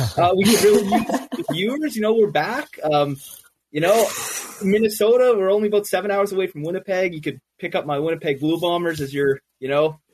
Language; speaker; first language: English; native; English